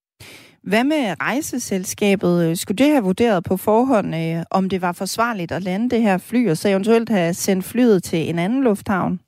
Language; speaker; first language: Danish; native; Danish